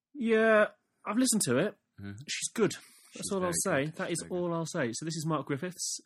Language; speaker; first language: English; native; English